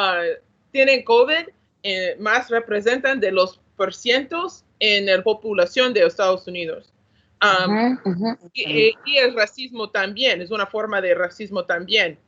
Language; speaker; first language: Spanish; non-native, learner; English